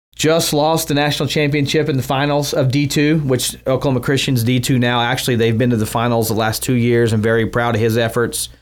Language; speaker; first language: English; native; English